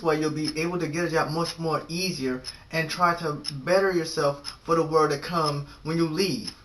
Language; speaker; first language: English; native; English